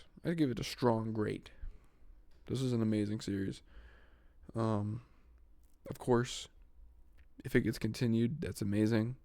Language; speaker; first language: English; native; English